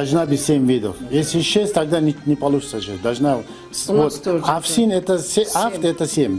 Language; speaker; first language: Russian; non-native, fluent; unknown